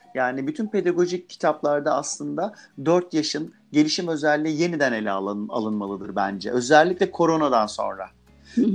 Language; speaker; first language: Turkish; native; Turkish